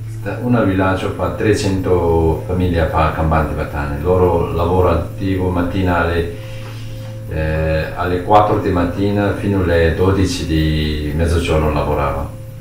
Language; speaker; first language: Italian; non-native, learner; Tibetan